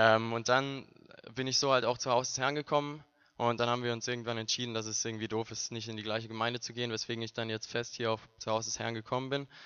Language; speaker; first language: German; native; German